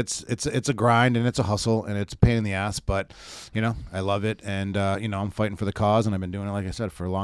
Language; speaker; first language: English; native; English